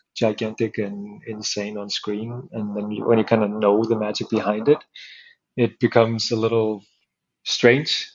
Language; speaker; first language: English; non-native, fluent; Icelandic